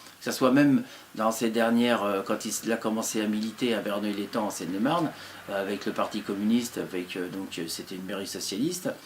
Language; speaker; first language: French; early bilingual, other home language; Italian